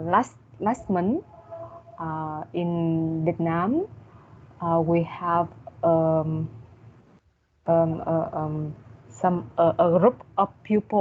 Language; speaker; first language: English; non-native, learner; Vietnamese